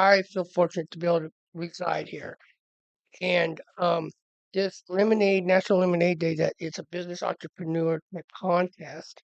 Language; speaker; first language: English; native; English